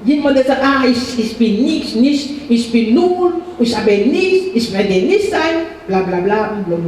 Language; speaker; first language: German; non-native, fluent; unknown